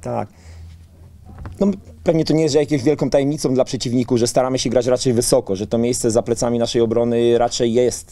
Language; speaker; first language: Polish; native; Polish